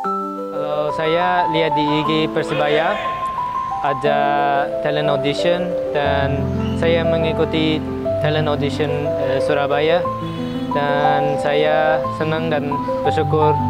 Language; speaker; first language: Indonesian; early bilingual, heritage; Indonesian